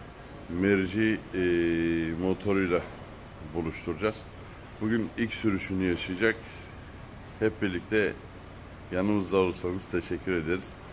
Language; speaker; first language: Turkish; native; Turkish